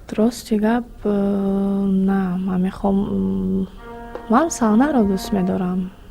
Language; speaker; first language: Tajik; native; Tajik